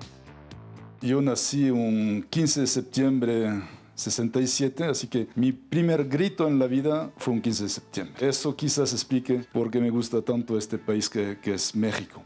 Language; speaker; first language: Spanish; non-native, fluent; French